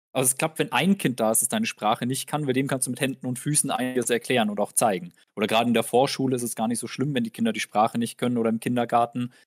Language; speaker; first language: German; native; German